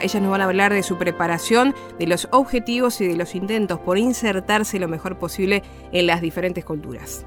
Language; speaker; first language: Spanish; native; Spanish